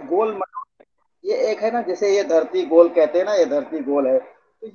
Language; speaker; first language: Hindi; native; Hindi